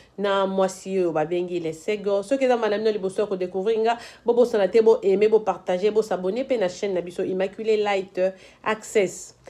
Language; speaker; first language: Lingala; native; Lingala